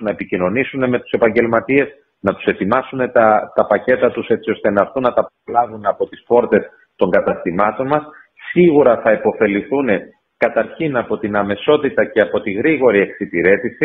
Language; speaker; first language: Greek; native; Greek